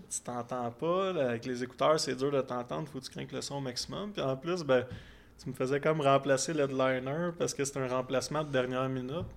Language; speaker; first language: French; native; French